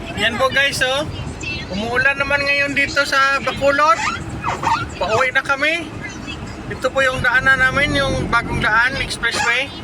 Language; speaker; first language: Filipino; non-native, local second language; Hiligaynon